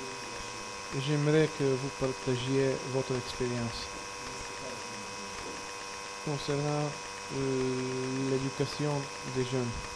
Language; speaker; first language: French; non-native, fluent; Bulgarian